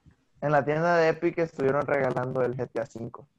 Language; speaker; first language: Spanish; native; Spanish